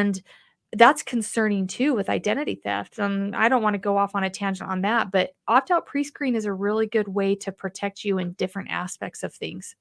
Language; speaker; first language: English; native; English